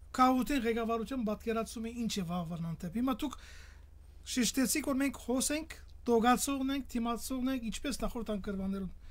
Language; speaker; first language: Armenian; early bilingual, heritage; Armenian